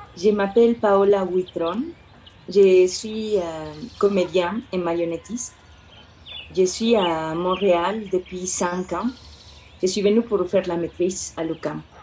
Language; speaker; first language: French; non-native, fluent; Spanish